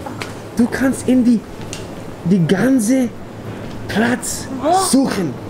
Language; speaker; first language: German; non-native, learner; English